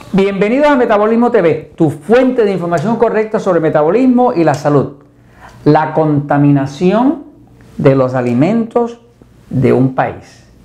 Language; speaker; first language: Spanish; native; Spanish